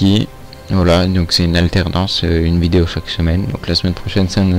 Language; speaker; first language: French; native; French